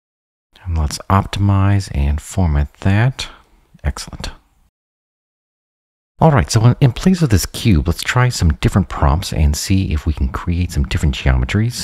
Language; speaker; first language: English; native; English